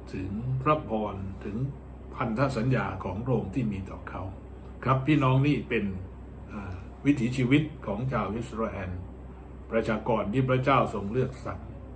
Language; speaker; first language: Thai; native; Thai